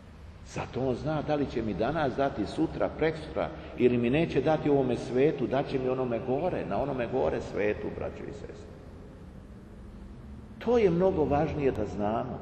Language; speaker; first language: Serbian; native; Serbian